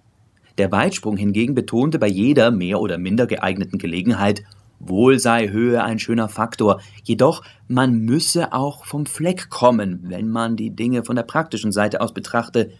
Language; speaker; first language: German; native; German